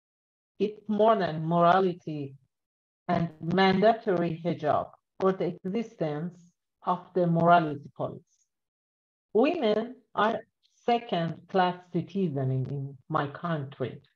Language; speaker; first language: English; non-native, learner; Persian